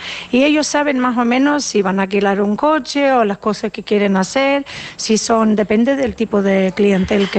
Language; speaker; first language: Spanish; non-native, fluent; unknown